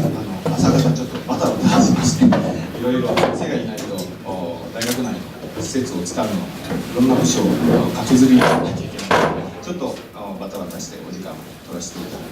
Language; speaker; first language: Japanese; native; Japanese